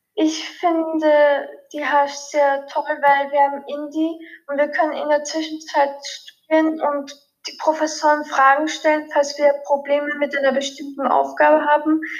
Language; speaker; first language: German; early bilingual, other home language; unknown